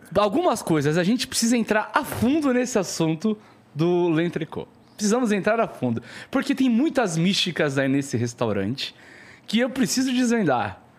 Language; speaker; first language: Portuguese; native; Portuguese